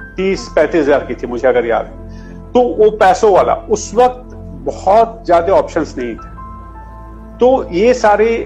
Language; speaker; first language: Hindi; native; Hindi